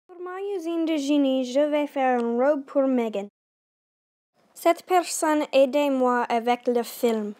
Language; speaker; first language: French; non-native, learner; English